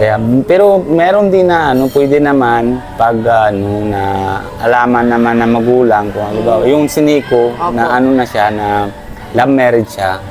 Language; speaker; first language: Filipino; non-native, learner; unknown